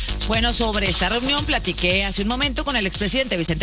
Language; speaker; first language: Spanish; native; Spanish